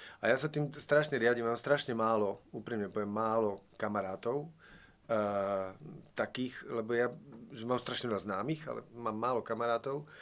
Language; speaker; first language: Slovak; native; Slovak